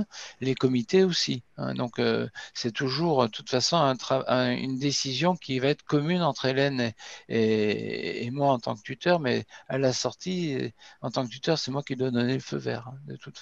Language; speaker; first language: French; native; French